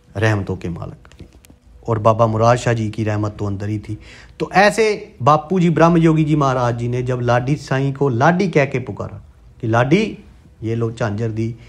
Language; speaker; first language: Hindi; non-native, local second language; Punjabi